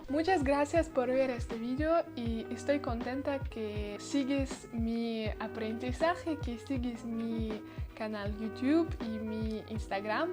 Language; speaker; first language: Spanish; non-native, learner; Russian